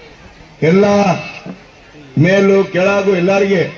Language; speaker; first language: Kannada; non-native, local second language; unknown